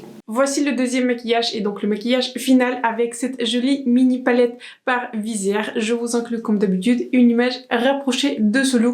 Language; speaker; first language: French; native; French